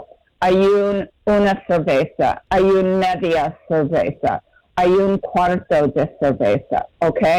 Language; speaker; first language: Spanish; non-native, fluent; English